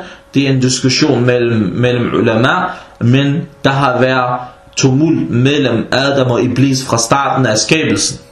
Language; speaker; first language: Danish; non-native, fluent; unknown